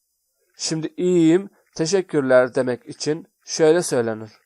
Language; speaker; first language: Turkish; non-native, fluent; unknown